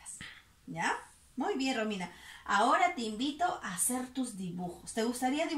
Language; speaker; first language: Spanish; native; Spanish